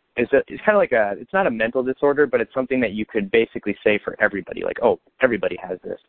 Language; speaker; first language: English; native; English